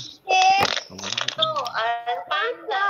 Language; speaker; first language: Chinese; non-native, fluent; Indonesian